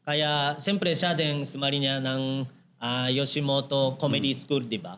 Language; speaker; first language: Filipino; non-native, learner; Japanese